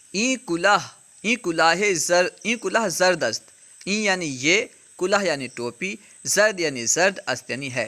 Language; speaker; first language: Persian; non-native, fluent; Urdu